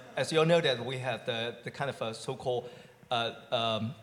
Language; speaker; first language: English; non-native, local second language; Cantonese